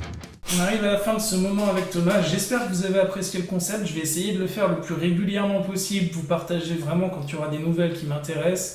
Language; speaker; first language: French; native; French